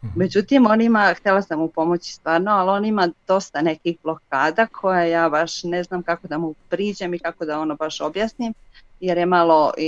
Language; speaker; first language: Serbian; native; Serbian